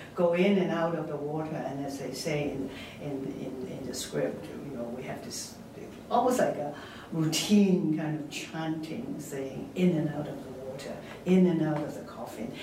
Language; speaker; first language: English; non-native, local second language; Cantonese